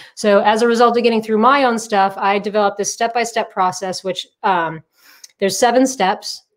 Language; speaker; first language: English; native; English